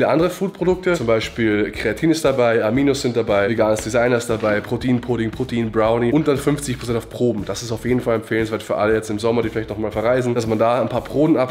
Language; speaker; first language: German; native; German